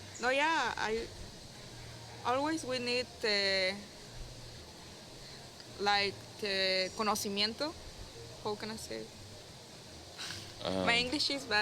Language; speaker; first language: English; non-native, learner; Spanish